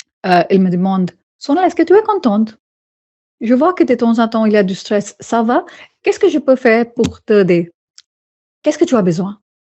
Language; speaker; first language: French; non-native, fluent; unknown